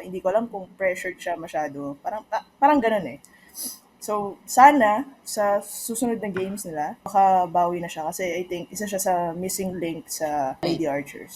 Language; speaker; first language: Filipino; native; Filipino